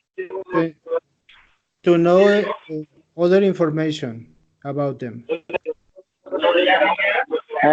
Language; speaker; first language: English; non-native, fluent; Spanish